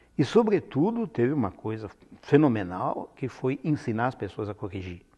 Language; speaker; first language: Portuguese; non-native, fluent; Italian